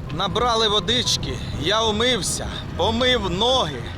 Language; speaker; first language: Ukrainian; non-native, local second language; Russian